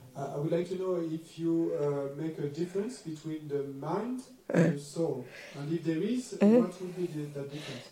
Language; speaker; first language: English; non-native, fluent; French